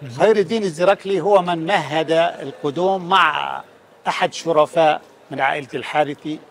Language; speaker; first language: Arabic; native; Arabic